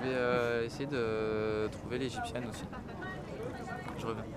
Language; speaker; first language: French; native; French